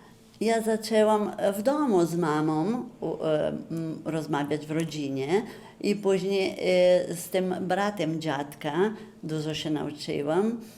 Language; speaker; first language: Polish; early bilingual, heritage; Polish